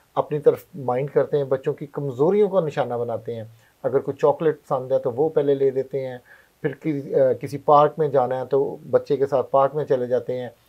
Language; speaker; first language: Urdu; non-native, local second language; Punjabi